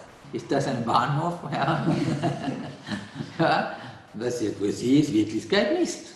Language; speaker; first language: German; non-native, learner; Sinhala